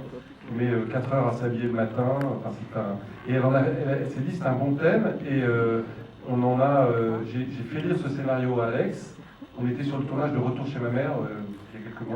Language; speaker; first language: French; native; French